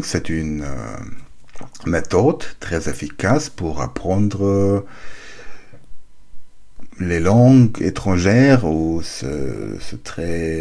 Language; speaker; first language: French; non-native, learner; German